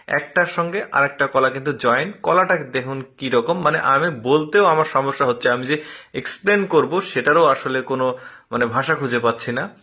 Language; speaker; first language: Bangla; native; Bangla